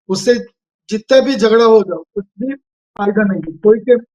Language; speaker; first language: Hindi; non-native, local second language; Telugu